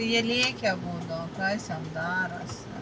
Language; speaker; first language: Lithuanian; native; Lithuanian